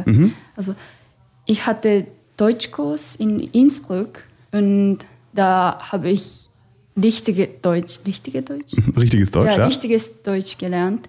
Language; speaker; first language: German; non-native, learner; Japanese